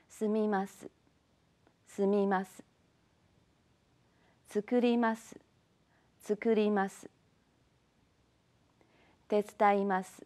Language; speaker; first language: Japanese; non-native, fluent; Chinese